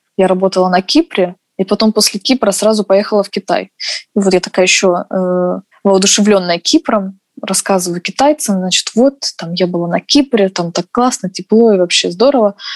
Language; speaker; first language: Russian; native; Russian